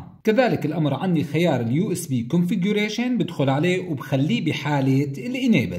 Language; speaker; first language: Arabic; native; Arabic